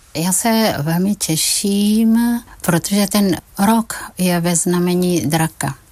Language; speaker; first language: Czech; non-native, fluent; Vietnamese